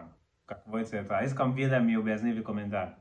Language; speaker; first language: Bulgarian; non-native, learner; Portuguese